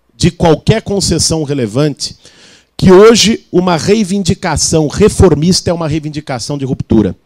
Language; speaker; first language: Portuguese; native; Portuguese